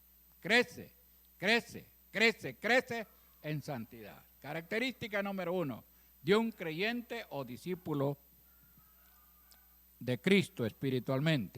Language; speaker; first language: Spanish; native; Spanish